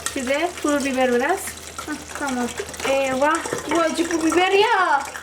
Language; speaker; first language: Turkish; non-native, learner; Indonesian